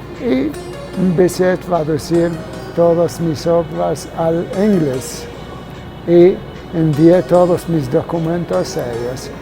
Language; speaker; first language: Spanish; non-native, fluent; Arabic